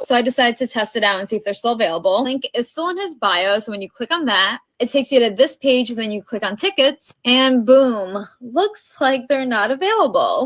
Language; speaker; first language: English; native; English